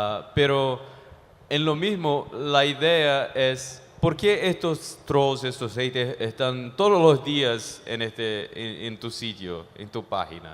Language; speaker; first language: Spanish; non-native, fluent; Portuguese